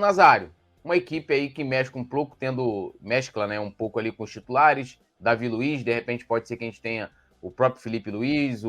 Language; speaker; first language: Portuguese; native; Portuguese